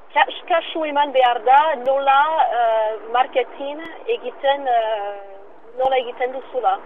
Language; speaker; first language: Basque; non-native, local second language; French